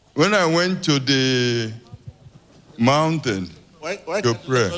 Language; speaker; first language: English; non-native, local second language; Igbo